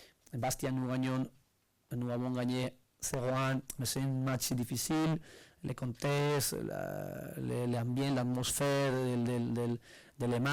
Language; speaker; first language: French; non-native, learner; Spanish